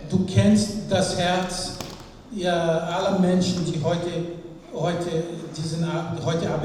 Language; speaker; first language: German; non-native, fluent; French